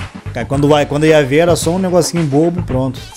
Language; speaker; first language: Portuguese; native; Portuguese